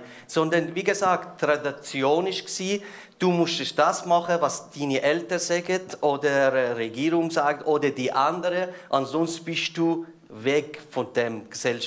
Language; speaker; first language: German; non-native, fluent; Persian